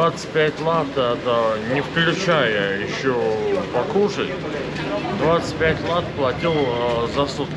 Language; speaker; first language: Russian; native; Russian